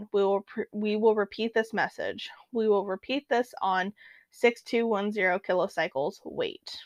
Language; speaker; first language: English; native; English